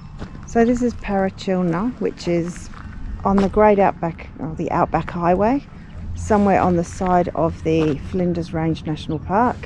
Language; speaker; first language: English; native; English